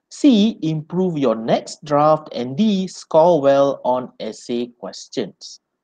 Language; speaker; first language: English; non-native, local second language; Malay